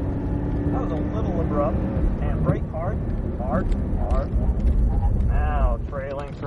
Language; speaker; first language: English; native; English